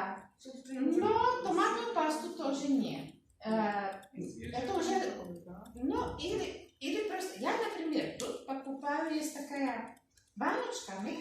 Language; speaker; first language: Russian; non-native, learner; Czech